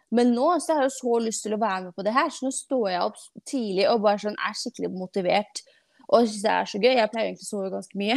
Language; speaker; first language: Norwegian; non-native, fluent; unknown